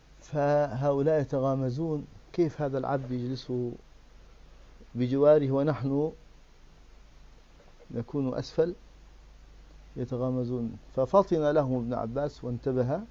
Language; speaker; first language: Arabic; native; Arabic